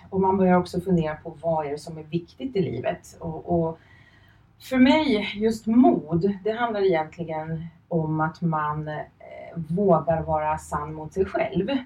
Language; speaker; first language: Swedish; early bilingual, other home language; Finnish